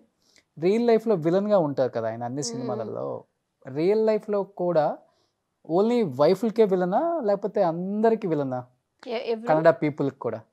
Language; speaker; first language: Telugu; native; Telugu